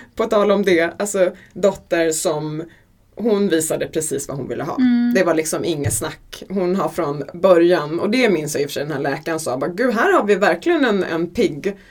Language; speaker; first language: Swedish; native; Swedish